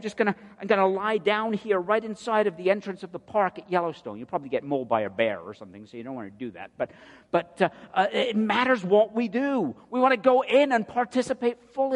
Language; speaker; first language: English; native; English